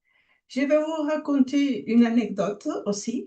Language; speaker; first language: French; non-native, fluent; Spanish